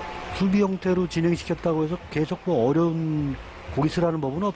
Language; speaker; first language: Korean; native; Korean